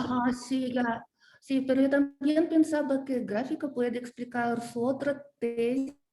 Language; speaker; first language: Spanish; non-native, learner; Russian